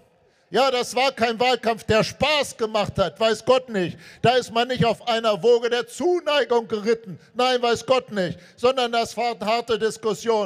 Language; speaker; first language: German; native; German